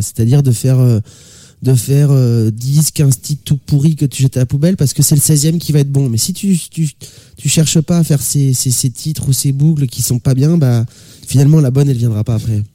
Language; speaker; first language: French; native; French